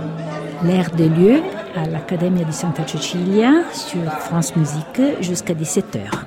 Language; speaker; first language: French; non-native, fluent; Italian